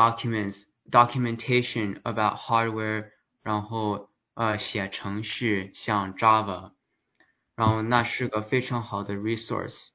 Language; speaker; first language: Chinese; early bilingual, heritage; Chinese